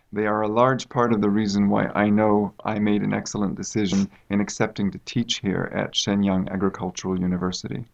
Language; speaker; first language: English; native; English